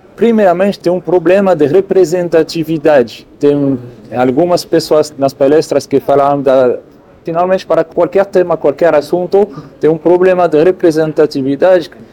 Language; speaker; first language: Portuguese; non-native, fluent; French